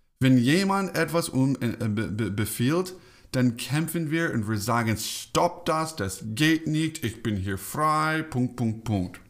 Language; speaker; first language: German; non-native, fluent; English